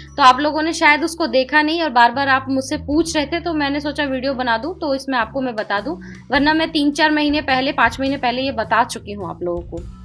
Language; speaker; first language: Hindi; native; Hindi